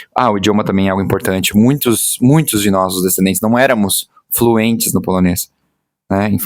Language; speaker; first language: Portuguese; native; Portuguese